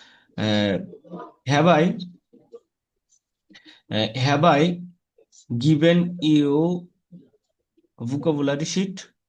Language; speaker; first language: English; non-native, fluent; Bangla